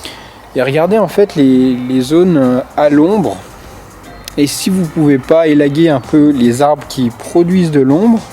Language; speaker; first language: French; native; French